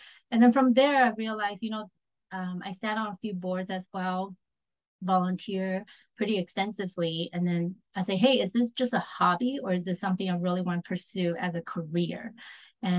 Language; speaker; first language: English; early bilingual, other home language; Chinese